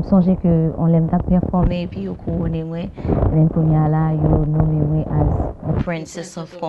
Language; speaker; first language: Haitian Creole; early bilingual, heritage; Haitian Creole